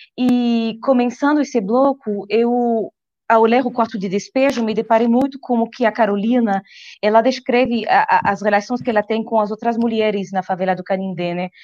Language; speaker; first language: Portuguese; non-native, fluent; French